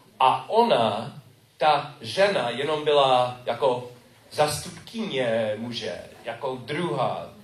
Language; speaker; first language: Czech; non-native, learner; English